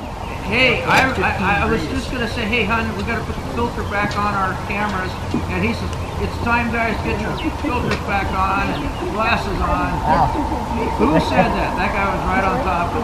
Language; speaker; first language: English; native; English